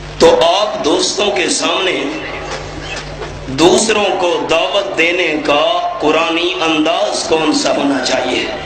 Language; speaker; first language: Urdu; non-native, local second language; Punjabi